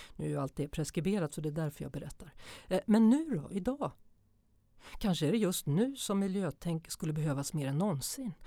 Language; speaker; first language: Swedish; native; Swedish